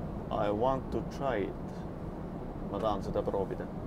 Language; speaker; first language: English; non-native, learner; Estonian